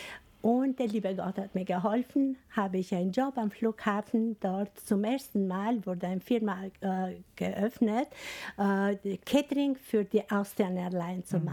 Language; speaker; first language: German; non-native, fluent; Albanian